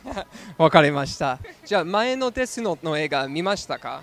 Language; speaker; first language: Japanese; non-native, learner; English